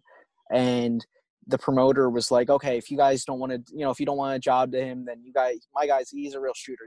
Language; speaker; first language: English; native; English